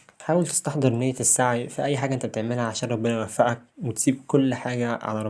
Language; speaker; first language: Arabic; native; Arabic